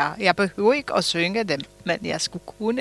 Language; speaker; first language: Danish; early bilingual, other home language; Polish